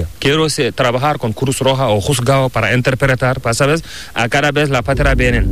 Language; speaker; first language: Spanish; non-native, learner; Fula